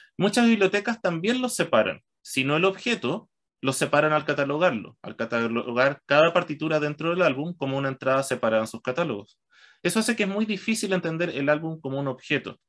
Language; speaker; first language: Spanish; native; Spanish